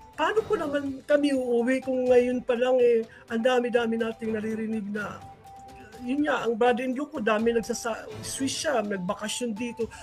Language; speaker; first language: Filipino; non-native, local second language; Waray